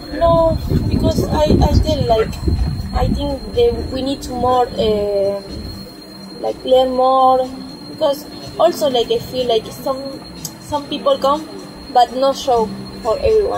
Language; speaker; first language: English; non-native, learner; Spanish